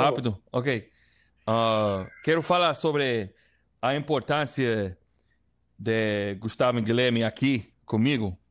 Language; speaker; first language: Portuguese; non-native, learner; English